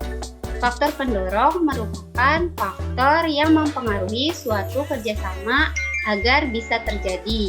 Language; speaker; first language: Indonesian; native; Indonesian